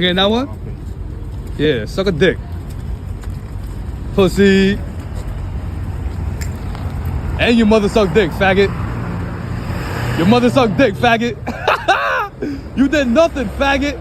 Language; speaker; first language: English; native; English